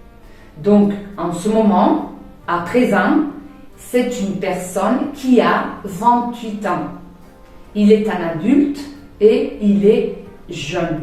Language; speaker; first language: French; non-native, fluent; Spanish